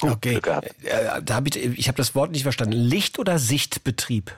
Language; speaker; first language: German; native; German